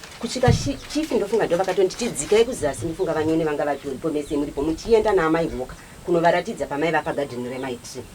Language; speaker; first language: Shona; native; Shona